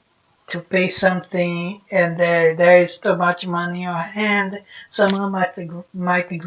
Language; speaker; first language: English; non-native, fluent; Portuguese